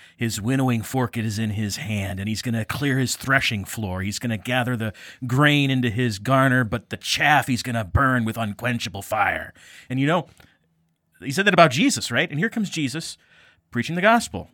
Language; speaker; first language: English; native; English